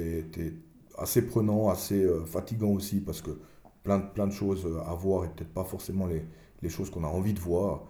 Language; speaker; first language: French; early bilingual, other home language; Albanian